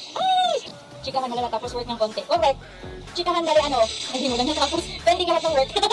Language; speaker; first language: Filipino; non-native, local second language; Cebuano